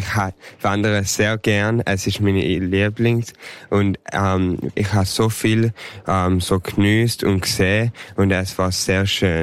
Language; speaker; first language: German; early bilingual, heritage; English